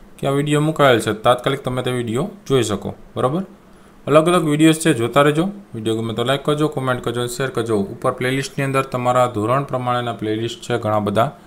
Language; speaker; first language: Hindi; non-native, local second language; Gujarati